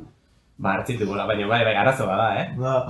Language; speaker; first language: Basque; native; Basque